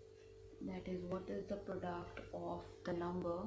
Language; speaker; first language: English; non-native, local second language; Hindi